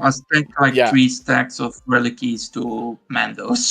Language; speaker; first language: English; non-native, fluent; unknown